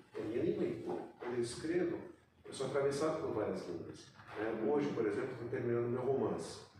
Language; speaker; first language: Portuguese; native; Portuguese